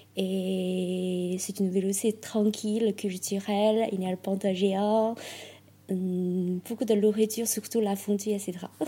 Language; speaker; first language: French; non-native, fluent; Chinese